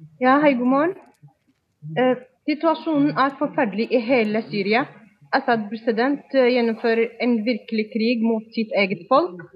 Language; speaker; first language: Norwegian; non-native, fluent; Arabic